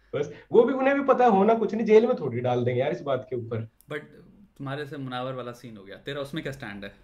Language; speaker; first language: Hindi; native; Hindi